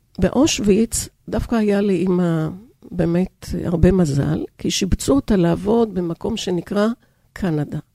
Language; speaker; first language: Hebrew; early bilingual, other home language; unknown